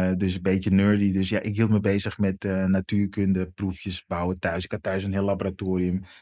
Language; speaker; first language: Dutch; native; Dutch